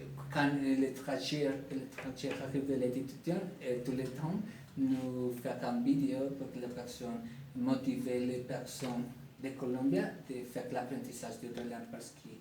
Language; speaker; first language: French; non-native, learner; Spanish